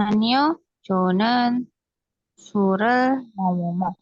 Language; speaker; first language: Korean; non-native, learner; Indonesian